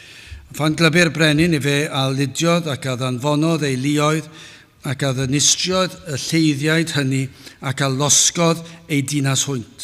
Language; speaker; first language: Welsh; native; Welsh